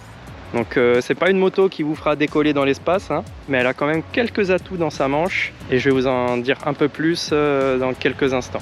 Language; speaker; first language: French; native; French